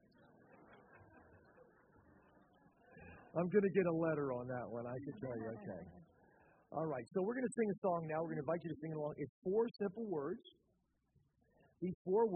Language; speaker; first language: English; native; English